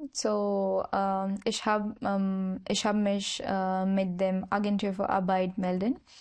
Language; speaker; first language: German; non-native, learner; Marathi